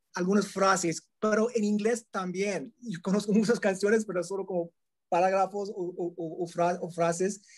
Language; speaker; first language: Spanish; non-native, learner; English